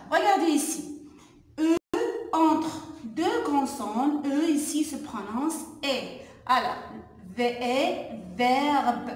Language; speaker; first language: French; non-native, local second language; Arabic